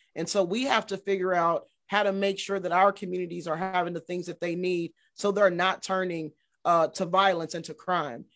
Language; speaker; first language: English; native; English